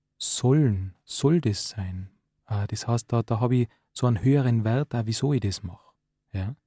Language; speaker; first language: German; native; German